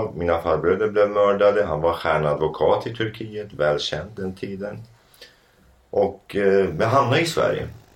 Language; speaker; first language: Swedish; non-native, fluent; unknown